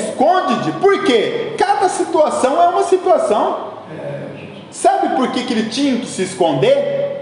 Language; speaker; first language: Portuguese; native; Portuguese